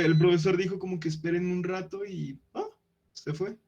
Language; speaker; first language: Spanish; native; Spanish